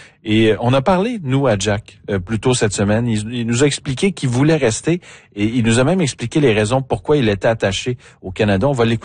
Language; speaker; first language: French; native; French